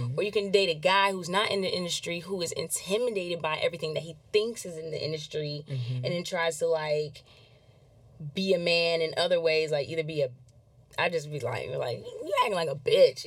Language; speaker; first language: English; native; English